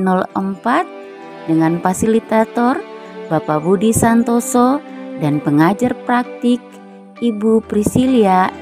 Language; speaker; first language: Indonesian; native; Indonesian